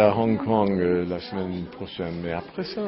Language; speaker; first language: French; non-native, learner; English